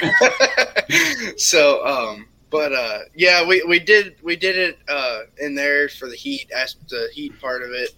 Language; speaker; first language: English; native; English